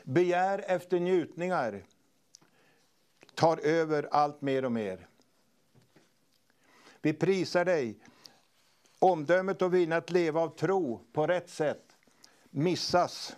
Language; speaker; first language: Swedish; native; Swedish